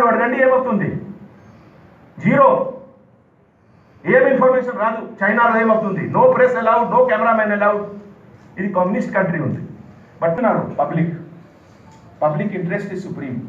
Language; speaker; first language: Telugu; non-native, fluent; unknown